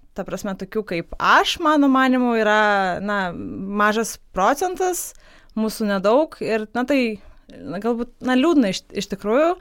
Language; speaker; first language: Lithuanian; non-native, local second language; Polish